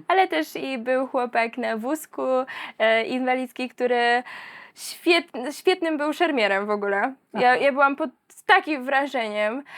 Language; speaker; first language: Polish; native; Polish